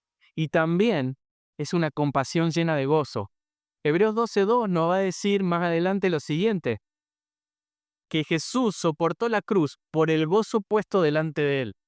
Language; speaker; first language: Spanish; native; Spanish